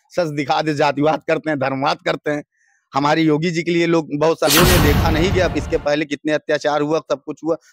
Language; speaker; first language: Hindi; native; Hindi